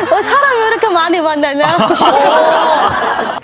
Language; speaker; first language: Korean; non-native, fluent; Bangla